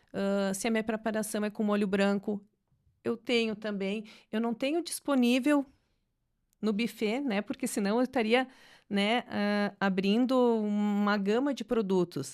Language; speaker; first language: Portuguese; native; Portuguese